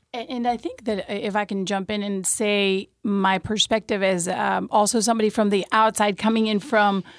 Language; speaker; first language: English; early bilingual, other home language; Spanish